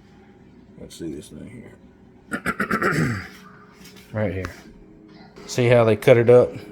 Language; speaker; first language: English; native; English